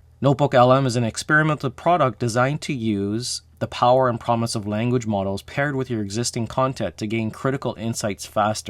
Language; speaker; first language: English; native; English